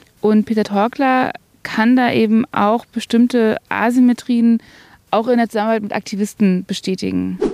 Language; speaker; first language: German; native; German